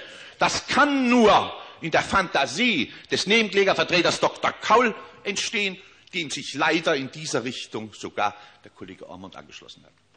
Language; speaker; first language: German; native; German